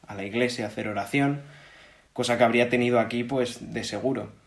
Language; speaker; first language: Spanish; native; Spanish